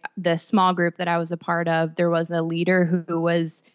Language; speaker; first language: English; native; English